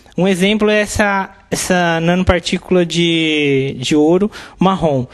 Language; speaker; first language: Portuguese; native; Portuguese